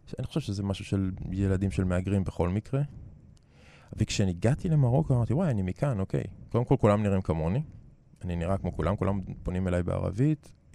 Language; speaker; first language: Hebrew; native; Hebrew